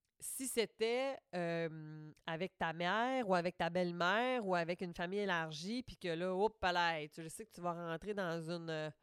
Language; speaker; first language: French; native; French